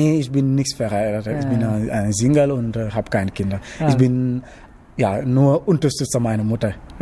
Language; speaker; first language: German; non-native, learner; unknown